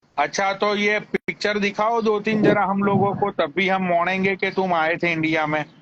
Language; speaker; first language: Hindi; native; Hindi